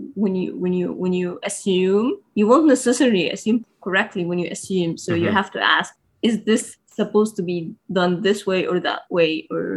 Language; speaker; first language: English; non-native, fluent; Arabic